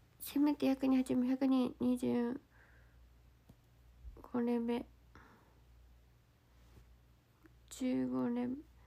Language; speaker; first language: Japanese; native; Japanese